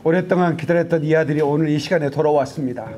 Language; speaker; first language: Korean; native; Korean